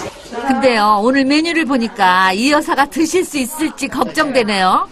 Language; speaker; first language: Korean; native; Korean